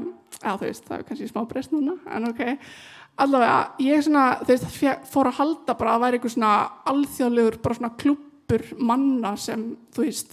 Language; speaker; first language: Icelandic; native; Icelandic